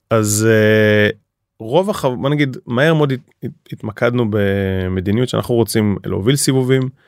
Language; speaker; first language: Hebrew; native; Hebrew